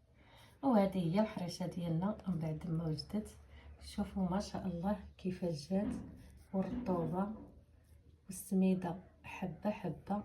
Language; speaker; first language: Arabic; native; Arabic